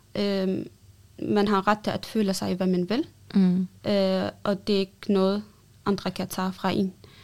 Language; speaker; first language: Danish; early bilingual, other home language; Arabic